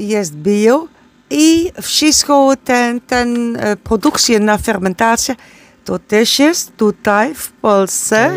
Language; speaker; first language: Polish; non-native, learner; Dutch